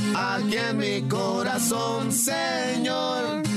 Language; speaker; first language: Spanish; native; Spanish